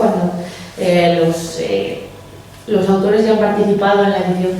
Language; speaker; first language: Spanish; native; Spanish